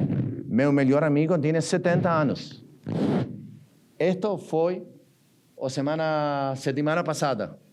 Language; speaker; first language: Portuguese; non-native, learner; Spanish